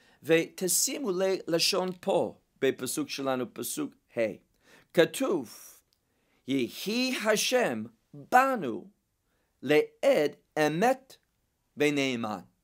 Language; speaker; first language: Hebrew; non-native, fluent; English